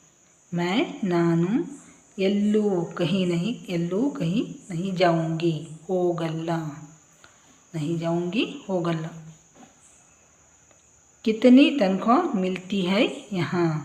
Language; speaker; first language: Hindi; non-native, local second language; Kannada